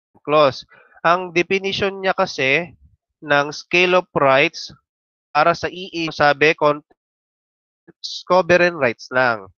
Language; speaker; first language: Filipino; native; Filipino